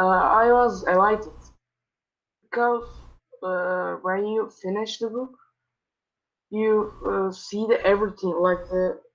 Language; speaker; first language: English; non-native, learner; Turkish